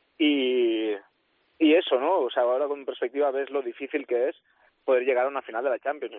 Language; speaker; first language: Spanish; non-native, local second language; Catalan